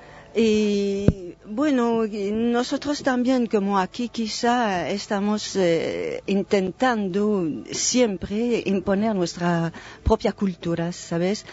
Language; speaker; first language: Spanish; non-native, fluent; French